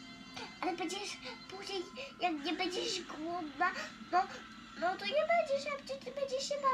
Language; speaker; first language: Polish; early bilingual, other home language; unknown